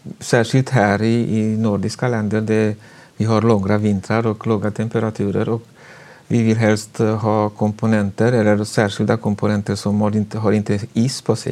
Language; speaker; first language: Swedish; non-native, fluent; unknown